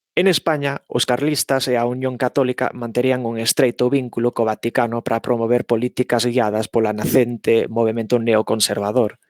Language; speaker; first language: Galician; non-native, fluent; English